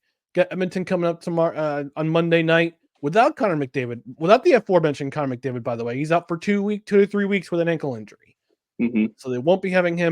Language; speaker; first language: English; native; English